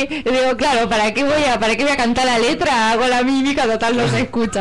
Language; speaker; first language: Spanish; native; Spanish